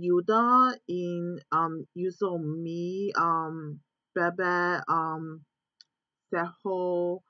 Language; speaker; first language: Spanish; non-native, learner; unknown